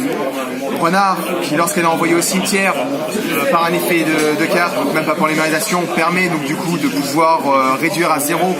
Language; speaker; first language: French; native; French